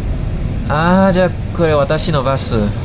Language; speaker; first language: Japanese; non-native, fluent; English